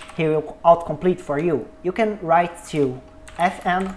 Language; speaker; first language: English; non-native, learner; Portuguese